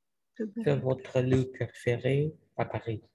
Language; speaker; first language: French; non-native, learner; Indonesian